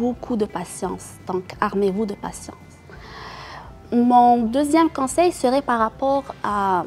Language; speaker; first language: French; non-native, local second language; Arabic